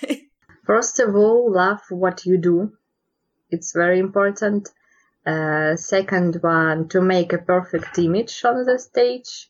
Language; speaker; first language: English; non-native, learner; Russian